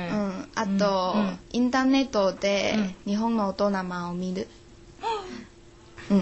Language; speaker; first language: Japanese; non-native, learner; Chinese